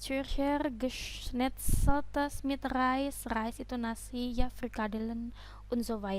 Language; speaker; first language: German; non-native, fluent; Indonesian